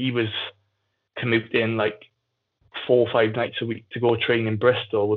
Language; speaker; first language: English; native; English